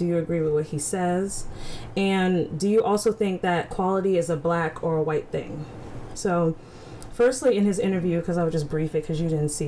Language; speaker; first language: English; native; English